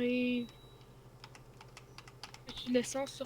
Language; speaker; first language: French; native; French